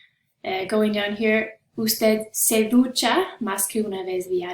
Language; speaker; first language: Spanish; non-native, fluent; English